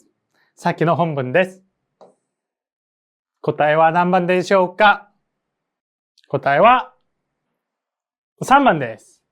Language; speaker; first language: Japanese; non-native, fluent; Korean